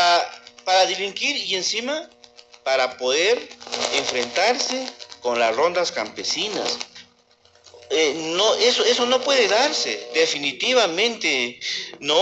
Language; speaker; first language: Spanish; native; Spanish